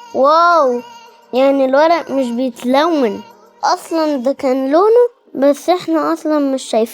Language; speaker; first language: Arabic; native; Arabic